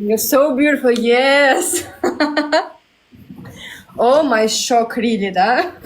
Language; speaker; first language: English; non-native, learner; Russian